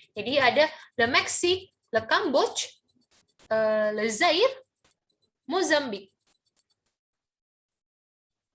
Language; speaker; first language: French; non-native, fluent; Indonesian